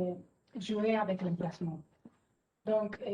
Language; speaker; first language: French; non-native, fluent; Spanish